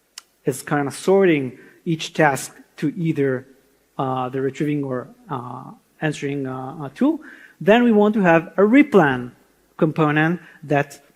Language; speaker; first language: English; non-native, fluent; Hebrew